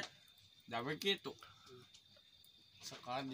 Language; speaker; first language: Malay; non-native, local second language; Sundanese